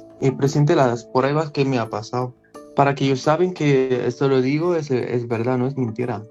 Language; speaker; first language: Spanish; non-native, learner; Arabic